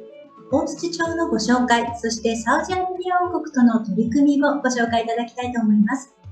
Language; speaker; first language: Japanese; native; Japanese